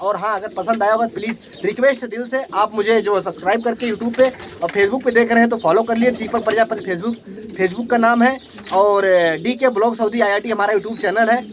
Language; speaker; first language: Hindi; native; Hindi